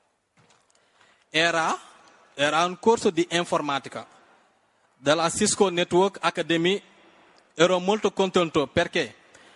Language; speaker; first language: Italian; non-native, learner; Wolof